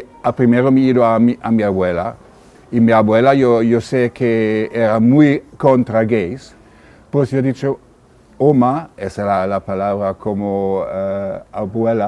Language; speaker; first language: Spanish; non-native, learner; German